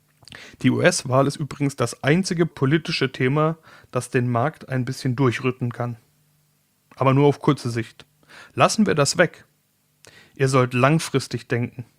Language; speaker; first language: German; native; German